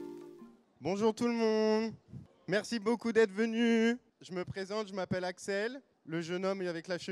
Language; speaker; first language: French; native; French